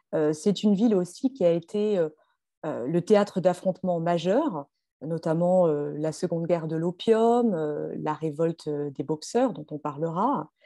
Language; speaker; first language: French; native; French